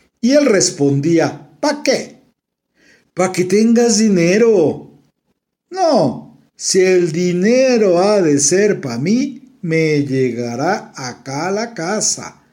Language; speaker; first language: Spanish; native; Spanish